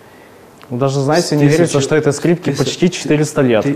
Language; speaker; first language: Russian; native; Russian